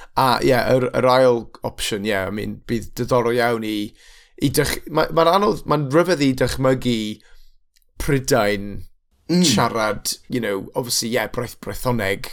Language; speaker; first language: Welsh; non-native, local second language; English